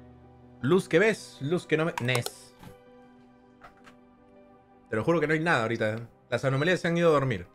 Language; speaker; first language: Spanish; native; Spanish